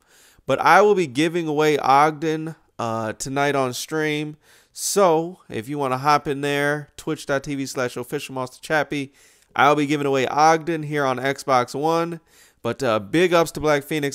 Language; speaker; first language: English; native; English